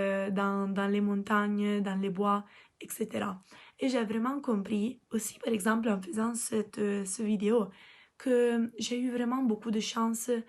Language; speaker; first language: French; non-native, local second language; Italian